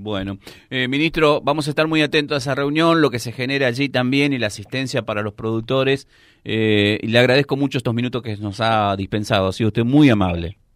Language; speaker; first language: Spanish; native; Spanish